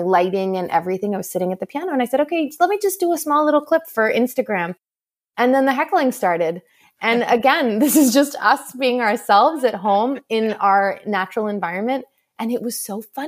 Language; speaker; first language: English; native; English